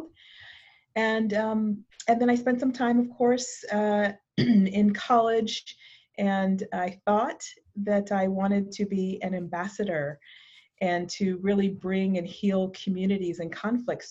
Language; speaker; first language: English; native; English